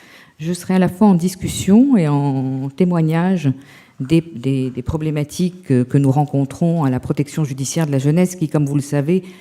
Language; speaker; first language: French; native; French